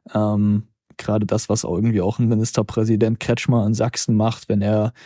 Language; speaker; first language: German; native; German